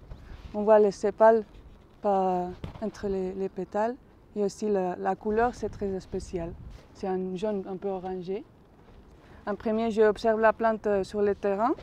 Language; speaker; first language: French; non-native, fluent; Spanish